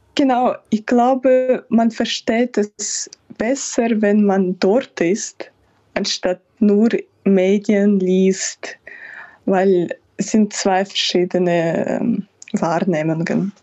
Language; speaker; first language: German; non-native, fluent; Ukrainian